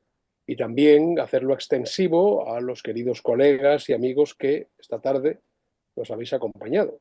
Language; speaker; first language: Spanish; native; Spanish